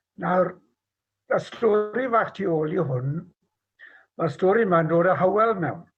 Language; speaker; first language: Welsh; native; Welsh